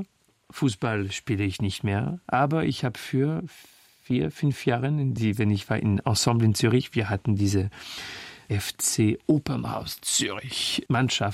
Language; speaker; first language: German; non-native, learner; French